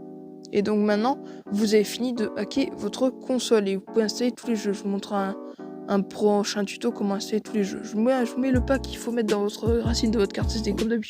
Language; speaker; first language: French; native; French